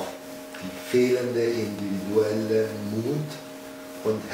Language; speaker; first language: German; non-native, fluent; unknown